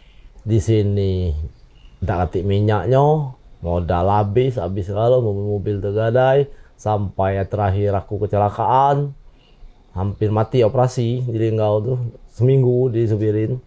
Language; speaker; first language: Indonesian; non-native, local second language; Malay